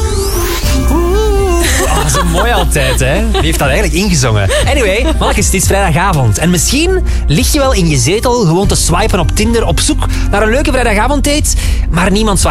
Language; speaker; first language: Dutch; native; Dutch